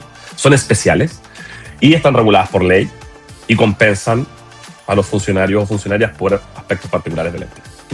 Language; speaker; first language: Spanish; native; Spanish